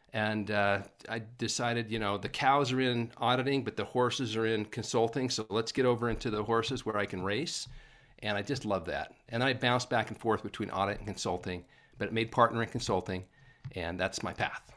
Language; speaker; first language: English; native; English